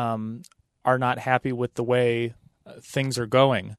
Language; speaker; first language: English; native; English